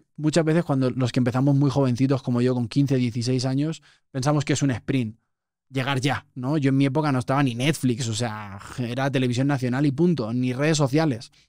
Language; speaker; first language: Spanish; native; Spanish